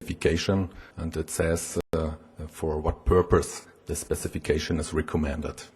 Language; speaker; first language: English; non-native, fluent; German